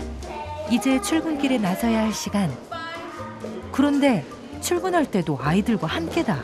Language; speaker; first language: Korean; native; Korean